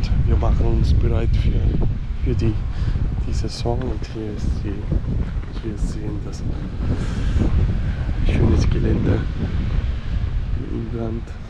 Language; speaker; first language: German; non-native, learner; Danish